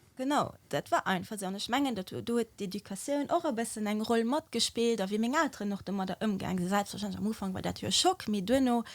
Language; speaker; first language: Luxembourgish; early bilingual, other home language; Portuguese